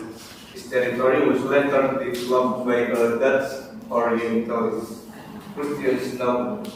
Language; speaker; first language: English; non-native, learner; Indonesian